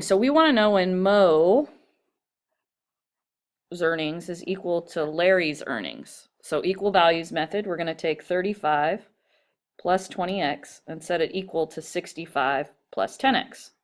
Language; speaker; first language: English; native; English